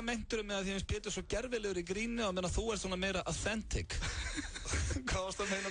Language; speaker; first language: Icelandic; native; Icelandic